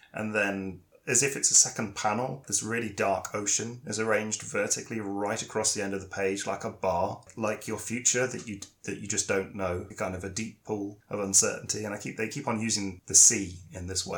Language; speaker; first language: English; native; English